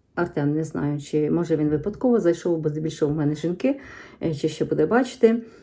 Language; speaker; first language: Ukrainian; native; Ukrainian